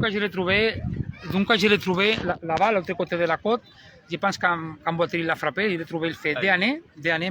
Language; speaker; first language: French; non-native, learner; Spanish